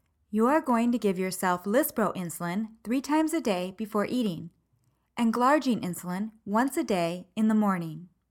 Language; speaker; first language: English; native; English